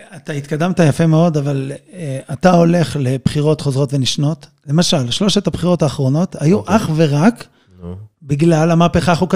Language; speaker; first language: Hebrew; native; Hebrew